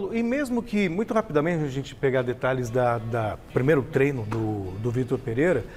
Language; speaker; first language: Portuguese; native; Portuguese